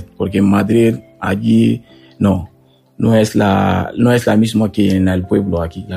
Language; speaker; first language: Spanish; non-native, learner; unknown